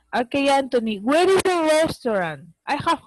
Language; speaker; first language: English; non-native, learner; Spanish